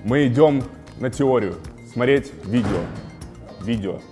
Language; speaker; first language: Russian; native; Russian